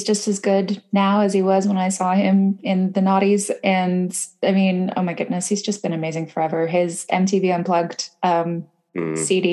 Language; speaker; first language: English; native; English